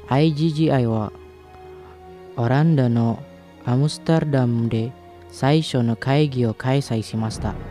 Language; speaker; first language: Japanese; non-native, fluent; Indonesian